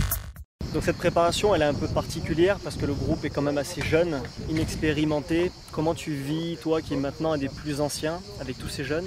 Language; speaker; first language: French; native; French